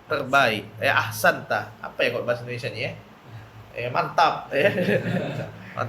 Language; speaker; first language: Indonesian; native; Indonesian